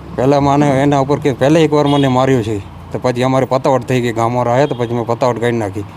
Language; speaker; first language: Gujarati; native; Gujarati